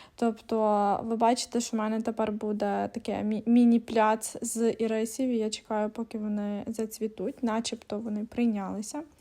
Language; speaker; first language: Ukrainian; native; Ukrainian